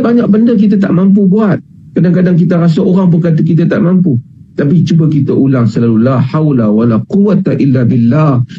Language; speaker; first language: Malay; native; Malay